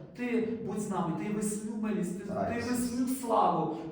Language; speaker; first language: Ukrainian; native; Ukrainian